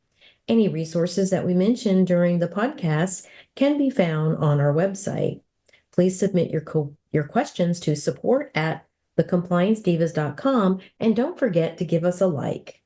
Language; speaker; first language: English; native; English